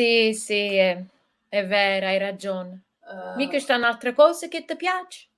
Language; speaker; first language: Italian; early bilingual, heritage; English